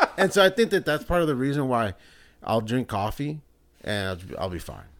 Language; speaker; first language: English; early bilingual, other home language; Spanish